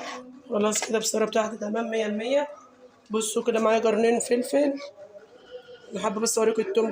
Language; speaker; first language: Arabic; native; Arabic